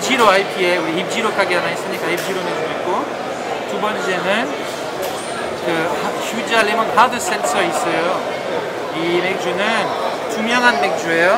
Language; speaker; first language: Korean; non-native, learner; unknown